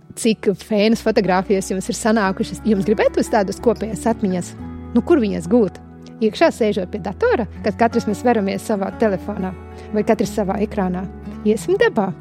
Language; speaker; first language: Latvian; native; Latvian